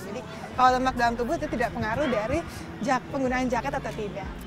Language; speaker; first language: Indonesian; native; Indonesian